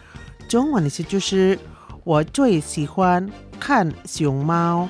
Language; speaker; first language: Chinese; early bilingual, heritage; Chinese